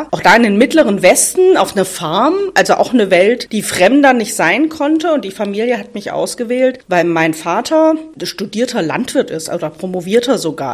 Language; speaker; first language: German; native; German